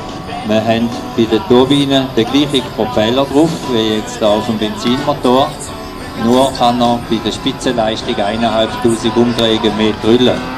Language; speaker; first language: German; native; German